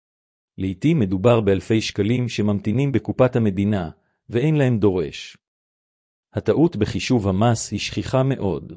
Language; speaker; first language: Hebrew; native; Hebrew